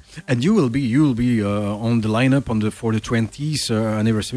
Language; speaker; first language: English; non-native, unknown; French